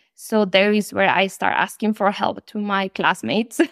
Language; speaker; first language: English; non-native, fluent; Spanish